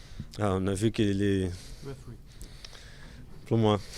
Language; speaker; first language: French; non-native, learner; Portuguese